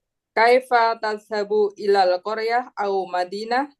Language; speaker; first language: Arabic; non-native, learner; Indonesian